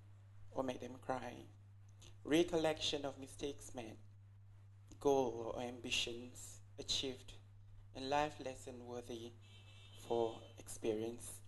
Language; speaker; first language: English; non-native, local second language; Malay